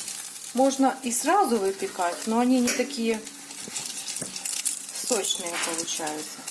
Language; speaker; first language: Russian; native; Russian